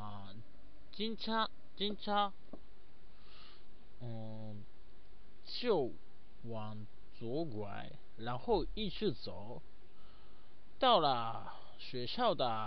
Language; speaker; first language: Chinese; non-native, learner; Japanese